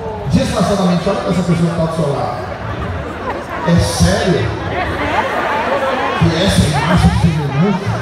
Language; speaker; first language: Portuguese; native; Portuguese